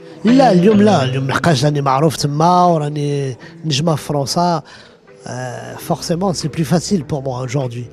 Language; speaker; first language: Arabic; early bilingual, heritage; Arabic